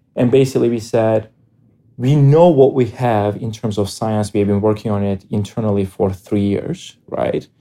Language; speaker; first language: English; non-native, fluent; Greek